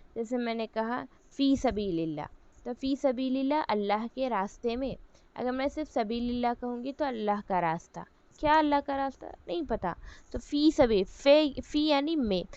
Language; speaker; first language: Urdu; native; Urdu